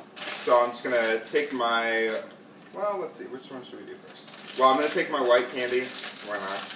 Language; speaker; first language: English; native; English